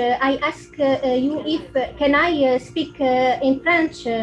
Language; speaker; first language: English; non-native, learner; French